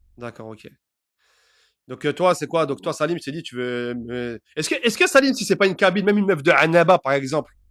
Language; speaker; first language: French; early bilingual, other home language; Arabic